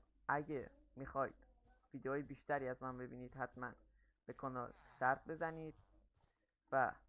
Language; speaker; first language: Persian; native; Persian